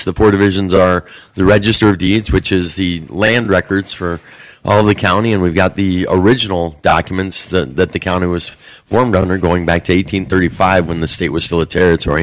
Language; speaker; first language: English; native; English